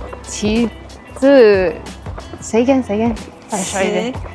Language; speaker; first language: Chinese; non-native, learner; English